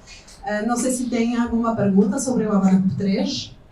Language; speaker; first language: Portuguese; non-native, fluent; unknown